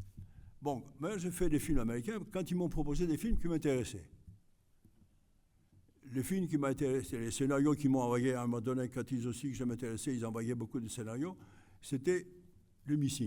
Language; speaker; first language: French; non-native, fluent; Greek